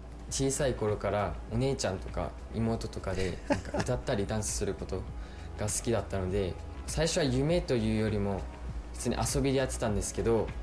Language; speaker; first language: Japanese; native; Japanese